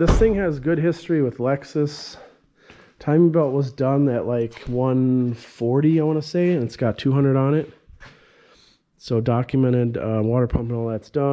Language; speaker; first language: English; native; English